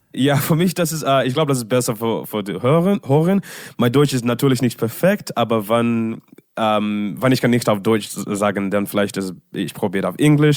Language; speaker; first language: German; non-native, learner; English